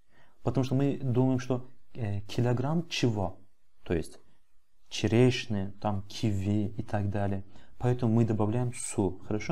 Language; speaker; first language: Russian; non-native, fluent; Turkish